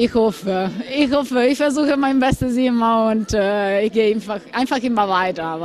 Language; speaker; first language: Dutch; non-native, learner; Italian